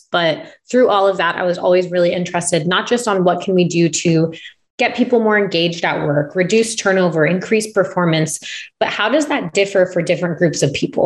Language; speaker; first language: English; native; English